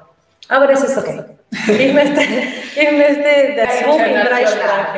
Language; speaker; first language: German; non-native, learner; Spanish